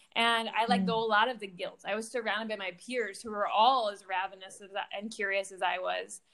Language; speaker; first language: English; native; English